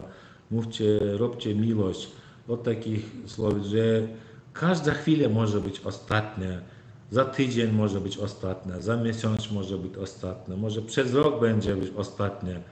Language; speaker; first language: Polish; non-native, learner; Turkmen